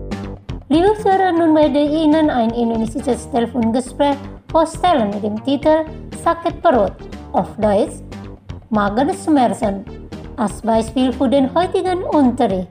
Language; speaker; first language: German; non-native, fluent; Indonesian